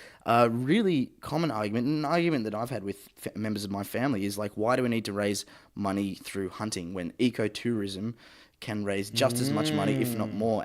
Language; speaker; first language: English; native; English